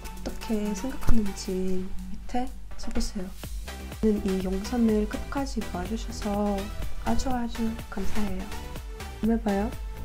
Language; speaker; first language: Korean; non-native, learner; Russian